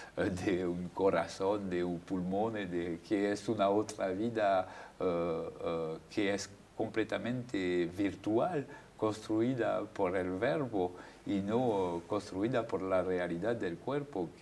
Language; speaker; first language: Spanish; non-native, fluent; French